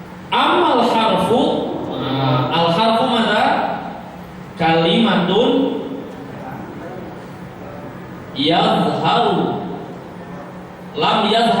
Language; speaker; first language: Arabic; non-native, fluent; Indonesian